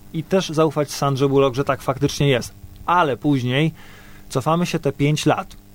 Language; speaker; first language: Polish; native; Polish